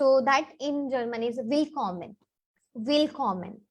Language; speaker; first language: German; non-native, learner; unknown